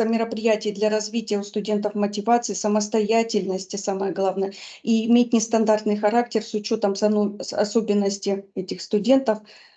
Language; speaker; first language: Russian; native; Russian